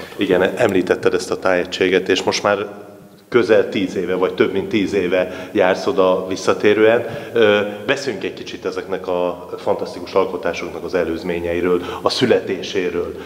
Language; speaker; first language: Hungarian; native; Hungarian